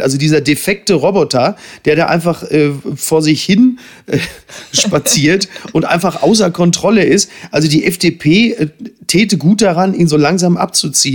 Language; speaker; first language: German; native; German